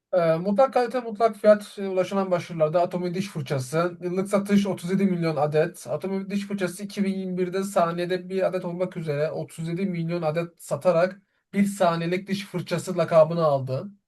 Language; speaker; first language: Turkish; native; Turkish